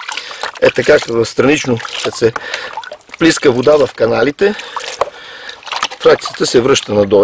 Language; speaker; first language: Bulgarian; native; Bulgarian